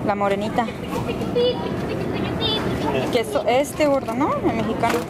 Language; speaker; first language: Spanish; native; Spanish